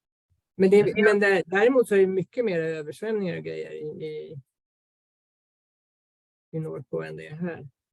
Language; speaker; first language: Swedish; native; Swedish